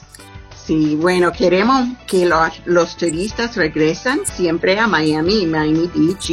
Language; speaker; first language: Spanish; non-native, fluent; English